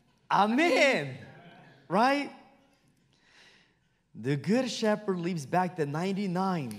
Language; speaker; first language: English; non-native, fluent; Spanish